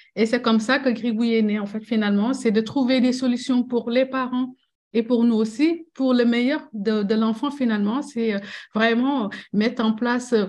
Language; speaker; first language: French; non-native, local second language; Wolof